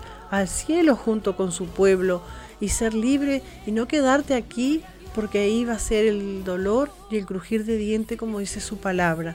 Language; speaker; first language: Spanish; native; Spanish